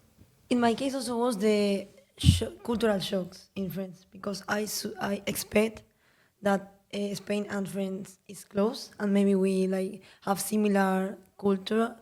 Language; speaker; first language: English; non-native, learner; Spanish